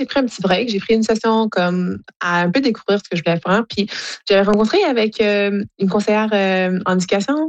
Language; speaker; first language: French; native; French